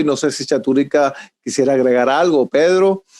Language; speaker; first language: Spanish; native; Spanish